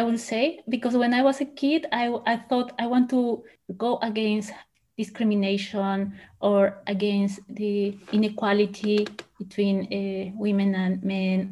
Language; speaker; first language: English; non-native, fluent; Spanish